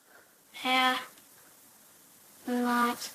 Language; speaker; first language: Danish; early bilingual, heritage; Danish